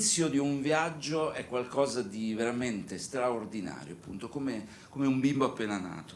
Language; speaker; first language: Italian; native; Italian